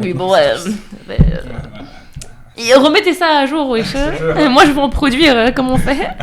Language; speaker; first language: French; native; French